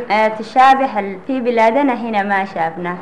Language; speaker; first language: Arabic; non-native, learner; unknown